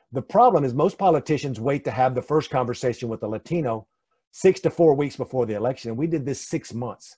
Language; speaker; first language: English; native; English